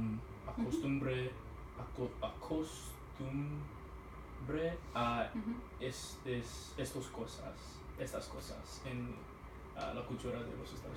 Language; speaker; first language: Spanish; non-native, learner; English